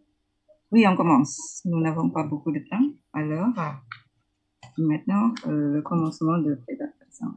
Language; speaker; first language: French; non-native, fluent; Indonesian